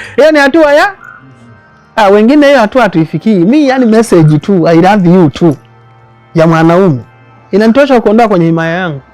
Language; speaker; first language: Swahili; native; Swahili